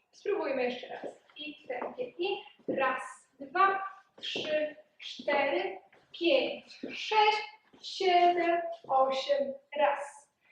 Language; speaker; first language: Polish; native; Polish